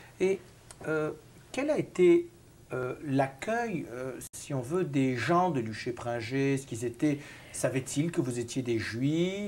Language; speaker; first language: French; native; French